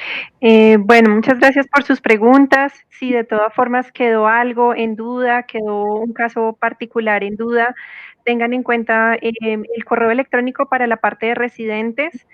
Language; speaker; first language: Spanish; native; Spanish